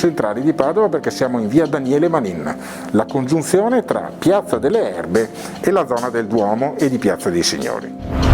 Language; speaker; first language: Italian; native; Italian